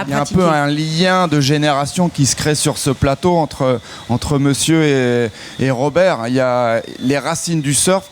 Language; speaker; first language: French; native; French